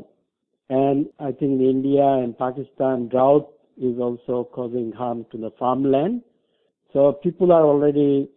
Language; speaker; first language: English; non-native, local second language; Bangla